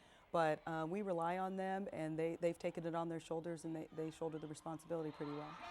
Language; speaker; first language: English; native; English